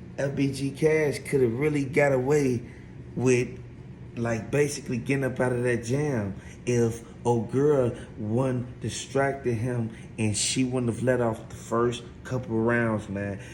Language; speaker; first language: English; native; English